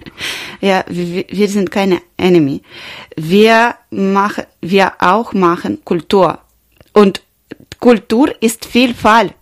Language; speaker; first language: German; non-native, learner; Ukrainian